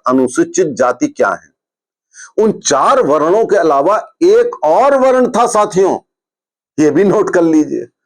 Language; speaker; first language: Hindi; native; Hindi